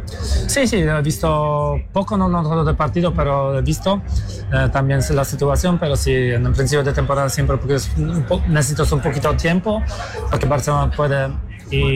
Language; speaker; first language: Spanish; non-native, learner; Polish